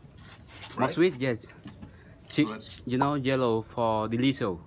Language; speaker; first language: English; non-native, learner; Vietnamese